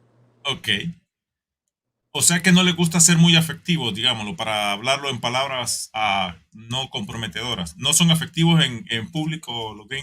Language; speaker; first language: Spanish; native; Spanish